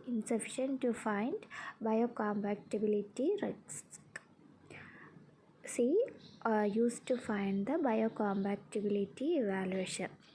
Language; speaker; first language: English; non-native, local second language; Malayalam